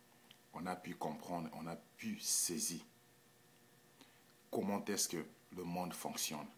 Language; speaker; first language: French; non-native, local second language; Lingala